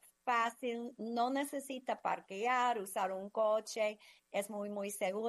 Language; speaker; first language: Spanish; non-native, fluent; English